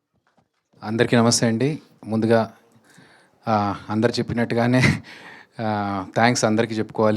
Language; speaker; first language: Telugu; native; Telugu